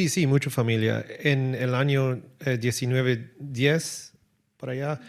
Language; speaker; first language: Spanish; early bilingual, heritage; English